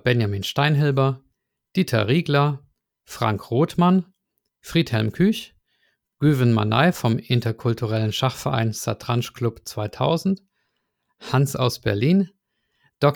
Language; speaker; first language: German; native; German